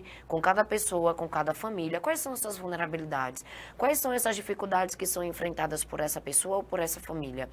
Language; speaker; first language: Portuguese; native; Portuguese